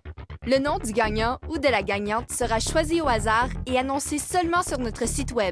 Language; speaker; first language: French; native; French